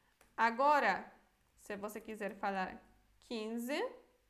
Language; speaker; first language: Portuguese; non-native, fluent; Polish